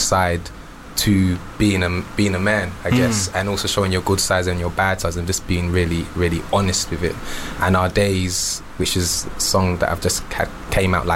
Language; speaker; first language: English; native; English